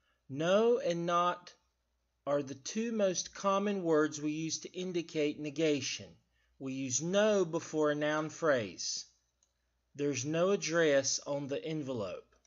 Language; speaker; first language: English; native; English